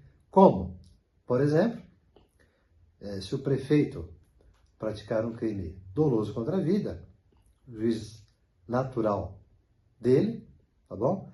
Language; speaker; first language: Portuguese; native; Portuguese